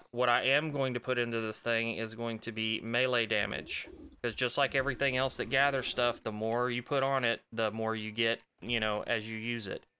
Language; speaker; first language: English; native; English